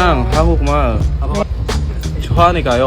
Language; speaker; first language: Korean; non-native, learner; Indonesian